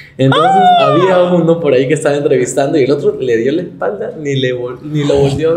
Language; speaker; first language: Spanish; native; Spanish